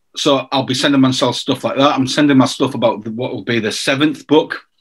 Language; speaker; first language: English; native; English